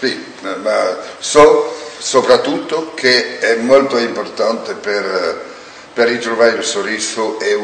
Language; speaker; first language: Italian; non-native, learner; French